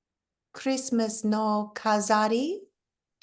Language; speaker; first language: Japanese; non-native, fluent; English